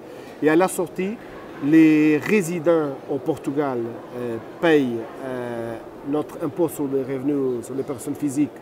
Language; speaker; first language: French; non-native, fluent; Portuguese